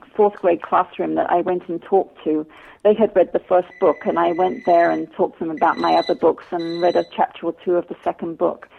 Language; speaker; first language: English; native; English